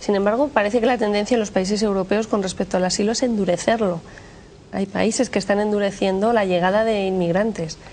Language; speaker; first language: Spanish; native; Spanish